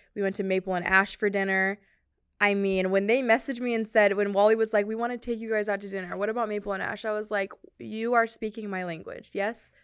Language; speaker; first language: English; native; English